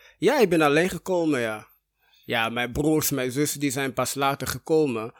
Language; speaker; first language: Dutch; early bilingual, other home language; Portuguese